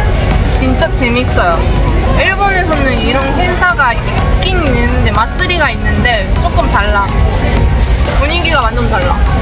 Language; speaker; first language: Korean; non-native, fluent; Japanese